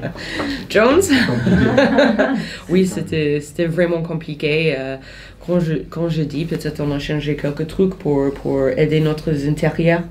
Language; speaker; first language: French; non-native, fluent; English